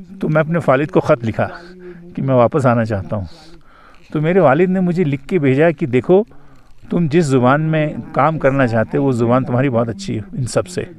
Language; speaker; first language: Urdu; native; Urdu